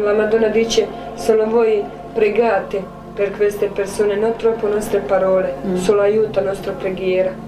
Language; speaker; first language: Italian; non-native, learner; Croatian